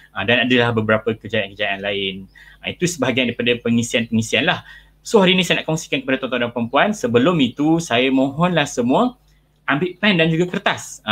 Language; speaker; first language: Malay; native; Malay